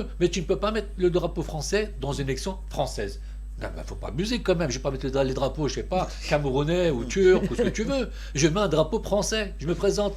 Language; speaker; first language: French; early bilingual, other home language; Turkish